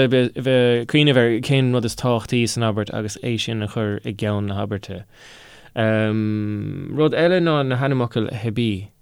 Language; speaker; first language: Irish; non-native, local second language; English